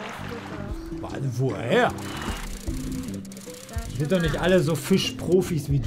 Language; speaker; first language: German; native; German